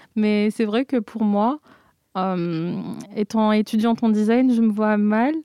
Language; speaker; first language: French; non-native, local second language; Arabic